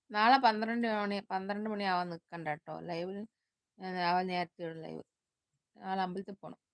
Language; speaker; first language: Malayalam; non-native, local second language; Tamil